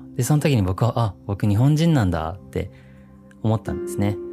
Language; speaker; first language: Japanese; early bilingual, heritage; Japanese